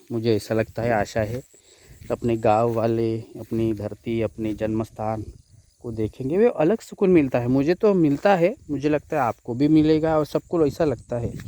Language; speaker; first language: Hindi; non-native, local second language; Marathi